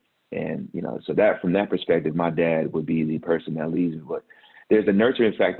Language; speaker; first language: English; native; English